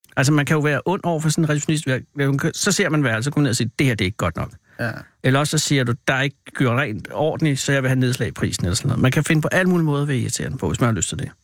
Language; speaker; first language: Danish; native; Danish